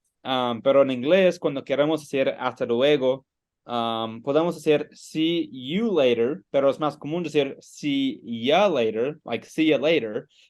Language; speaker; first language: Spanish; non-native, learner; English